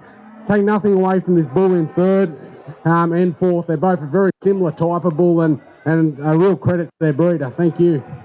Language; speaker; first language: English; native; English